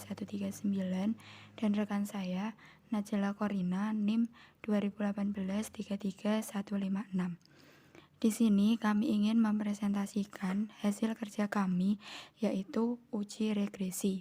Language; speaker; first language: Indonesian; native; Indonesian